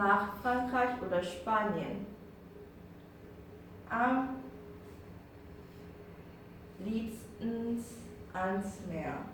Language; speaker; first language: German; non-native, fluent; Korean